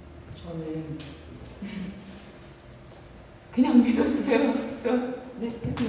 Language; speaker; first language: Korean; non-native, learner; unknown